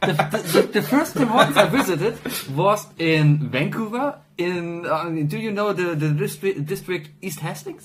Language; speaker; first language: English; non-native, fluent; German